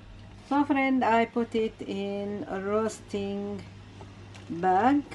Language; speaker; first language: English; non-native, learner; Arabic